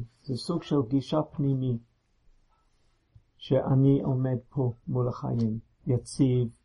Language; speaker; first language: Hebrew; non-native, fluent; English